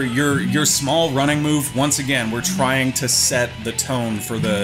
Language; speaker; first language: English; native; English